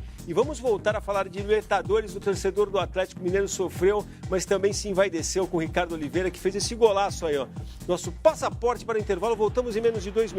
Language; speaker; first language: Portuguese; native; Portuguese